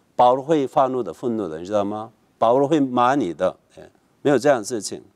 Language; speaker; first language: Chinese; non-native, fluent; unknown